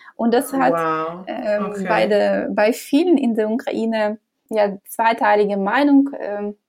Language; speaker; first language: German; non-native, fluent; Ukrainian